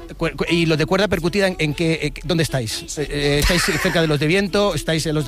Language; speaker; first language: Spanish; native; Spanish